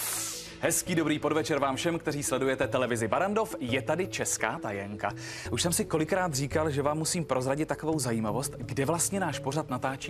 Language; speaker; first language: Czech; native; Czech